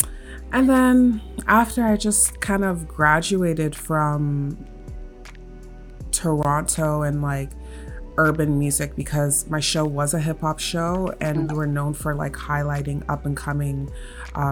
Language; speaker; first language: English; native; English